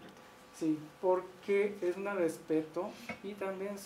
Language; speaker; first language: Spanish; non-native, learner; Japanese